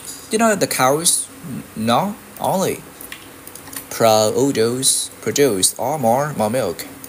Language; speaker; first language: English; non-native, fluent; Vietnamese